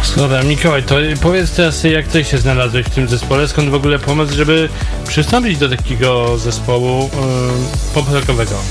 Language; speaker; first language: Polish; native; Polish